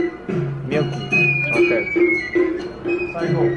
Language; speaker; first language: Japanese; non-native, learner; English